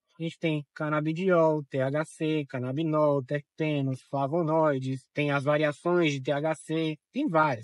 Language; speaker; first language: Portuguese; native; Portuguese